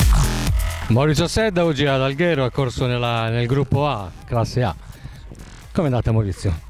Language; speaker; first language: Italian; native; Italian